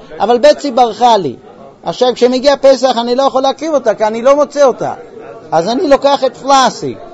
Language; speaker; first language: Hebrew; early bilingual, heritage; Hebrew